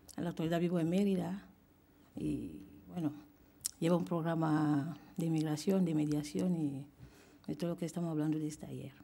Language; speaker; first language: Spanish; non-native, fluent; French